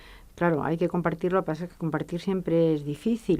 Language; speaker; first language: Spanish; native; Spanish